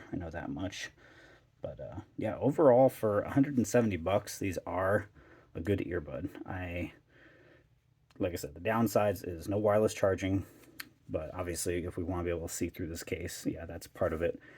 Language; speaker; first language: English; native; English